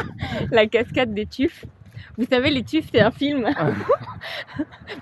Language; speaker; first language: French; native; French